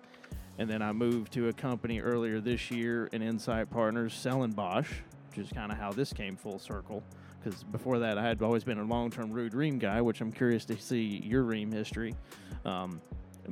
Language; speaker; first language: English; native; English